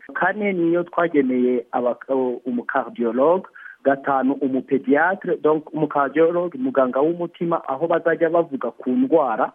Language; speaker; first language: Kinyarwanda; early bilingual, heritage; Kinyarwanda